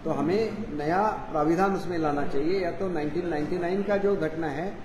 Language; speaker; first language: Hindi; non-native, local second language; Marathi